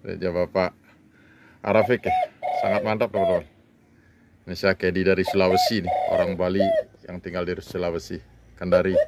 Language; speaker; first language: Indonesian; non-native, local second language; Balinese